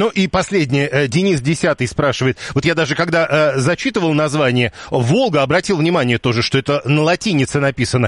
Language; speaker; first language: Russian; native; Russian